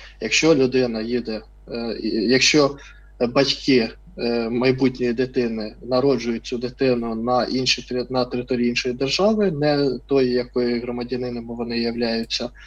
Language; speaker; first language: Ukrainian; non-native, fluent; Russian